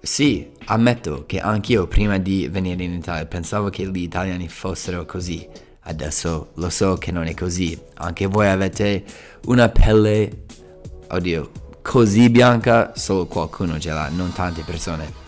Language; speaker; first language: Italian; non-native, fluent; English